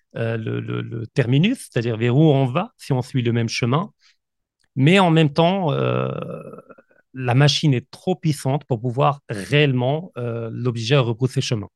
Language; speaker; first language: French; non-native, local second language; Arabic